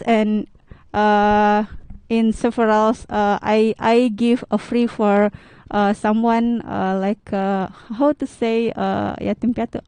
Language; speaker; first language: English; non-native, learner; Indonesian